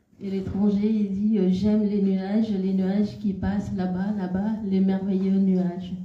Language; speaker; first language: French; non-native, fluent; Khmer